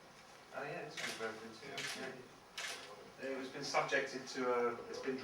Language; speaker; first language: English; native; English